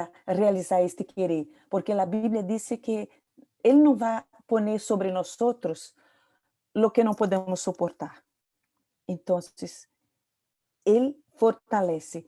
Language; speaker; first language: Portuguese; non-native, learner; Spanish